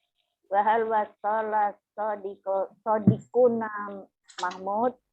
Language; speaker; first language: Arabic; non-native, learner; Indonesian